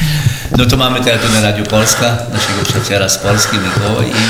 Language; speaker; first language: Polish; early bilingual, heritage; Polish